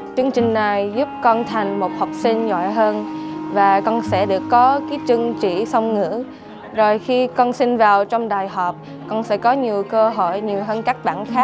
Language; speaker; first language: Vietnamese; early bilingual, heritage; Vietnamese